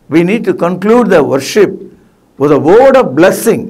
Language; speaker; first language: English; non-native, local second language; Tamil